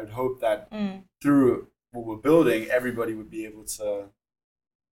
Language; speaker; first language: English; native; English